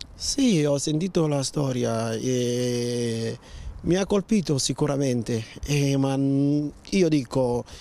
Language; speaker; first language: Italian; non-native, fluent; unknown